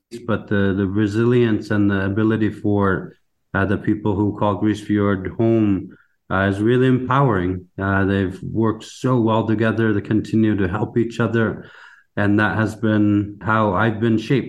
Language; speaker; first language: English; native; English